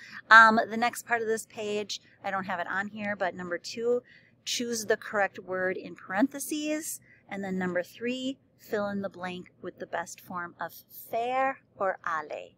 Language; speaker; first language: English; native; English